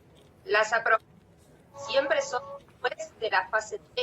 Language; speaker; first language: Spanish; native; Spanish